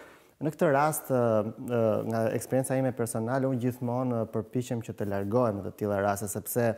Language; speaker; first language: Albanian; native; Albanian